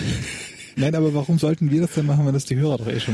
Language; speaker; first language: German; native; German